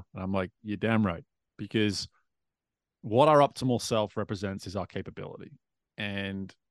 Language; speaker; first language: English; native; English